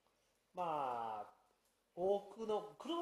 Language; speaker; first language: Japanese; non-native, learner; Chinese